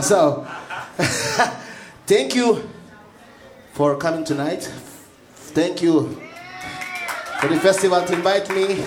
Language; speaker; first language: English; non-native, learner; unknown